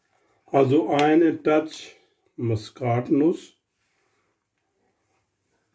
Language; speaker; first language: German; non-native, learner; Urdu